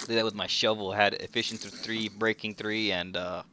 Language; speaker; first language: English; native; English